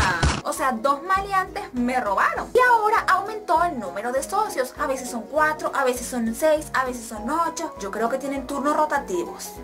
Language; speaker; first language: Spanish; native; Spanish